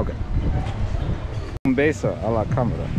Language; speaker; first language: Spanish; non-native, learner; English